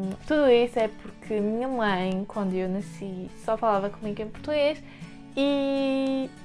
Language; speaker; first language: Portuguese; early bilingual, heritage; French